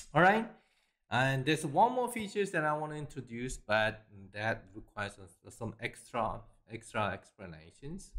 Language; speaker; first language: English; non-native, fluent; Korean